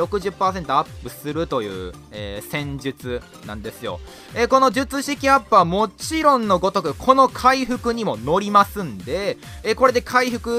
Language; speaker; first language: Japanese; native; Japanese